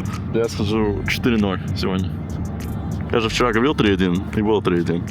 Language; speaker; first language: Russian; non-native, fluent; English